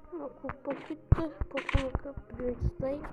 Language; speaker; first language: Russian; non-native, local second language; Kazakh